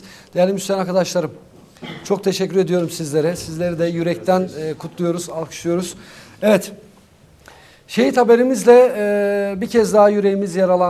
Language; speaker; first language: Turkish; native; Turkish